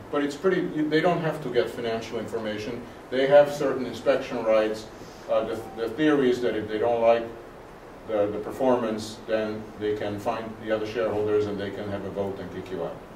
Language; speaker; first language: English; non-native, fluent; Hungarian